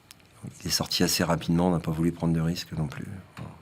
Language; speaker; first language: French; native; French